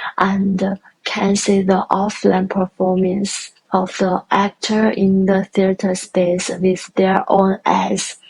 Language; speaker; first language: English; non-native, learner; Chinese